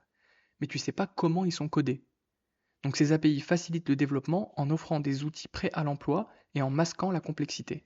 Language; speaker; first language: French; native; French